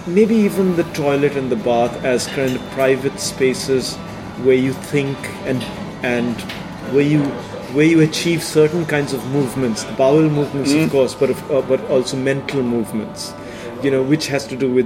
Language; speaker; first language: English; non-native, local second language; Bangla